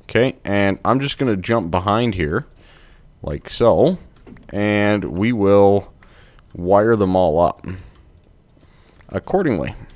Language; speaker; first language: English; native; English